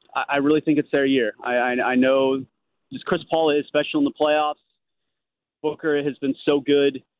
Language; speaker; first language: English; native; English